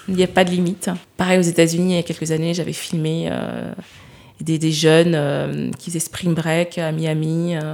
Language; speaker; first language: French; early bilingual, other home language; Lingala